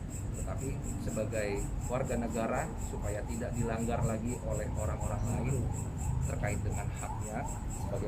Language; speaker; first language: Indonesian; native; Indonesian